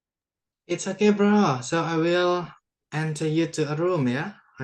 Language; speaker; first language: English; non-native, local second language; Indonesian